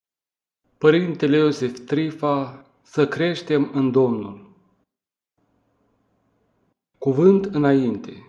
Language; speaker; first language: Romanian; native; Romanian